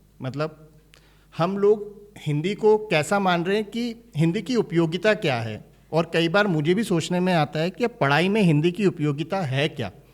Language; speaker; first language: Hindi; native; Hindi